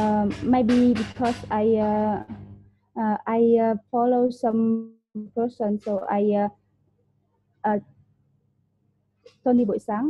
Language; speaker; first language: English; non-native, learner; Vietnamese